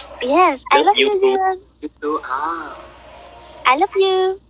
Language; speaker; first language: English; non-native, learner; Vietnamese